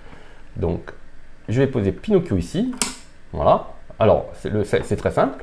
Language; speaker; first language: French; native; French